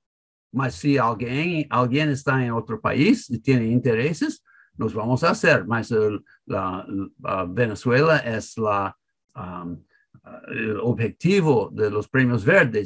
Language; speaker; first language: Spanish; non-native, learner; English